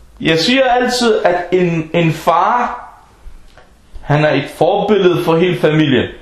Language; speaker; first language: Danish; non-native, fluent; Arabic